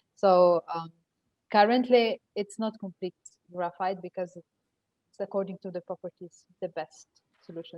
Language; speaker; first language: English; non-native, fluent; Slovenian